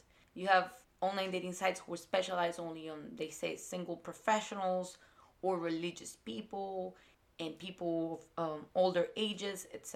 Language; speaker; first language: English; non-native, fluent; Spanish